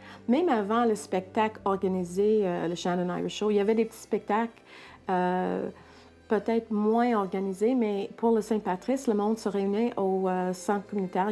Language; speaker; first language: French; non-native, local second language; English